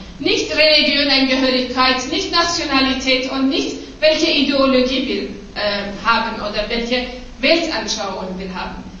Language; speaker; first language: German; non-native, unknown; Persian